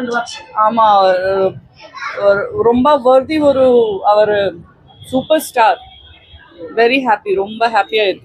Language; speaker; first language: Tamil; non-native, local second language; Gujarati